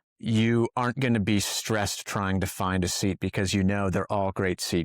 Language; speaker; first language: English; native; English